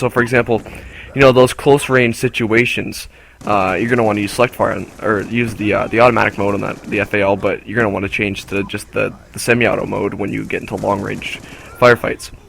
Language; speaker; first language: English; native; English